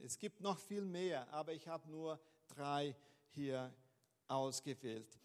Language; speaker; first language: German; non-native, fluent; Portuguese